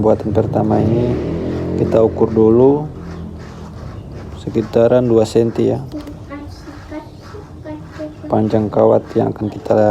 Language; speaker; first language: Indonesian; native; Indonesian